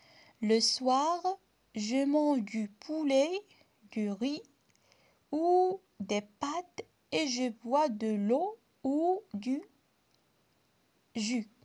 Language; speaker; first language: French; non-native, local second language; Arabic